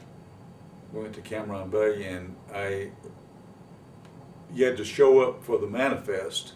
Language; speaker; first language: English; native; English